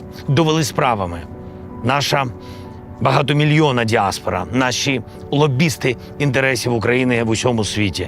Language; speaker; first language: Ukrainian; non-native, local second language; Russian